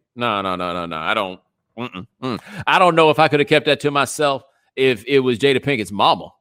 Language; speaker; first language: English; native; English